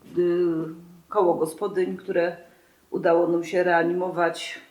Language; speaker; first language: Polish; native; Polish